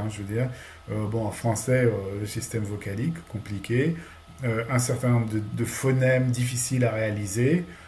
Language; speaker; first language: French; native; French